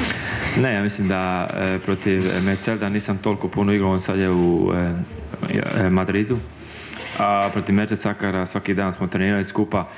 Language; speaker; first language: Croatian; early bilingual, heritage; Croatian